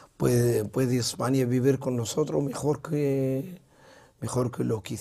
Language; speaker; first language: Spanish; non-native, local second language; Arabic